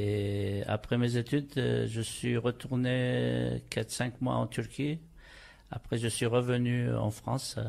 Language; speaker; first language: French; non-native, fluent; Turkish